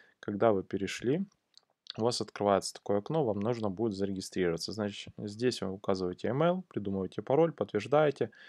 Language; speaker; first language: Russian; native; Russian